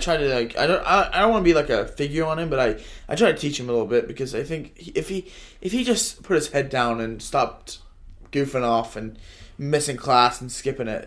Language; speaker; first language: English; native; English